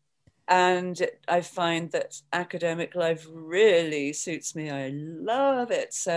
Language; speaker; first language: English; native; English